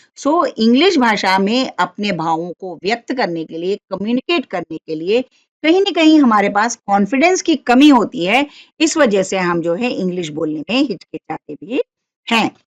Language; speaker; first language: Hindi; non-native, local second language; Marathi